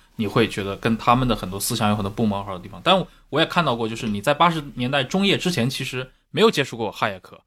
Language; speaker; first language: Chinese; native; Chinese